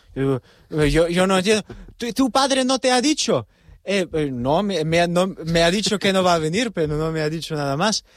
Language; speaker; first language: Spanish; non-native, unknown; German